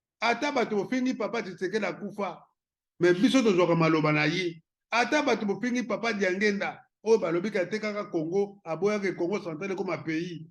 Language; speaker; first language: Lingala; non-native, local second language; Kongo